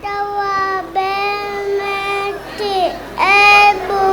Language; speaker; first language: French; non-native, learner; Wolof